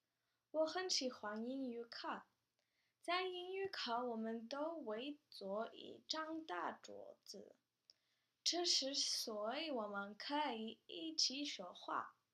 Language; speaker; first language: Chinese; non-native, learner; Spanish